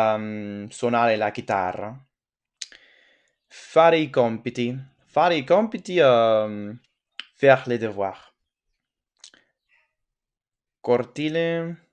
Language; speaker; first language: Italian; non-native, learner; French